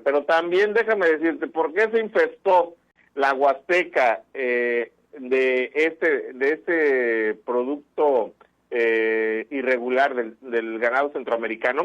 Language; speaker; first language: Spanish; native; Spanish